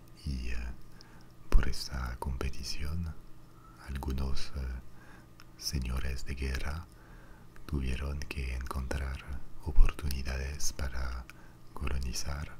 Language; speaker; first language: Spanish; non-native, fluent; French